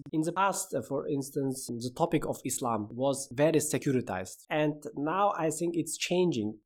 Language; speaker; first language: English; non-native, fluent; Uzbek